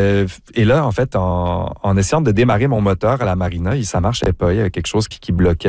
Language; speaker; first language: French; native; French